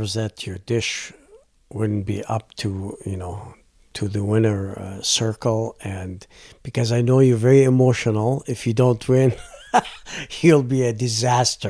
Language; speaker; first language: English; non-native, fluent; Arabic